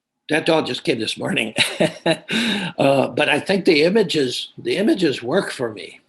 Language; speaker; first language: English; native; English